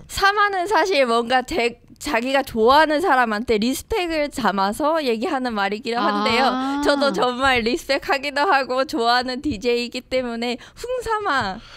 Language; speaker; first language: Korean; non-native, fluent; Japanese